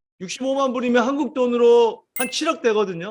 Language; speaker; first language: Korean; native; Korean